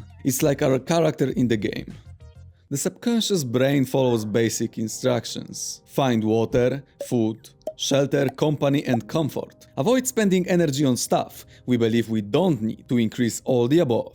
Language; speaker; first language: English; non-native, fluent; Polish